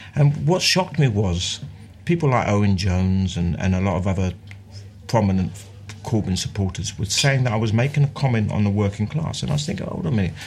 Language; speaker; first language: English; native; English